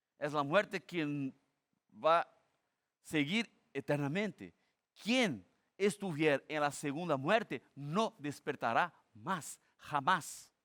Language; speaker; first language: Spanish; non-native, fluent; Portuguese